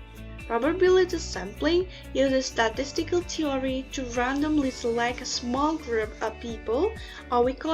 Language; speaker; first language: English; non-native, learner; Indonesian